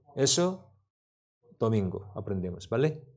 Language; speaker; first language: Spanish; non-native, learner; Korean